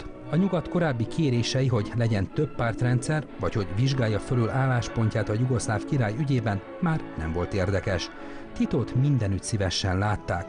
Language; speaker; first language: Hungarian; native; Hungarian